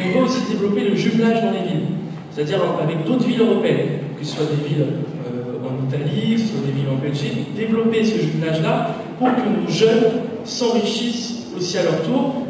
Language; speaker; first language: French; native; French